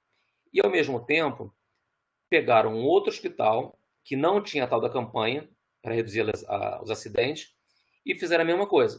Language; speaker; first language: Portuguese; native; Portuguese